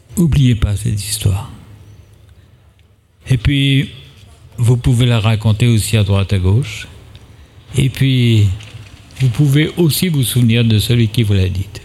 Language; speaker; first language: French; native; French